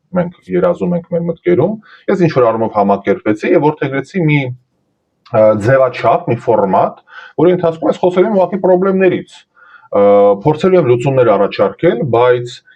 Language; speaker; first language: Armenian; early bilingual, heritage; Armenian